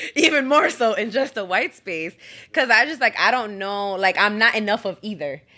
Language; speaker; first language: English; native; English